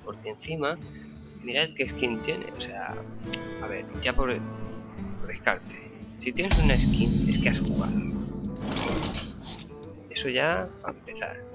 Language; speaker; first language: Spanish; native; Spanish